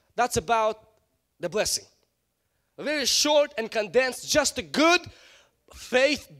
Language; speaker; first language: English; non-native, fluent; Ukrainian